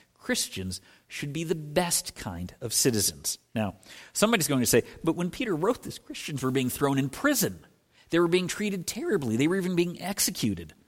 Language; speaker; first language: English; native; English